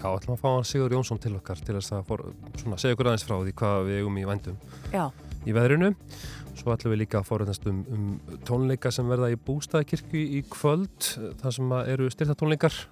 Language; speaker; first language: Icelandic; native; Icelandic